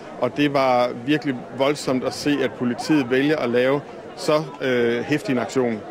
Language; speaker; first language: Danish; native; Danish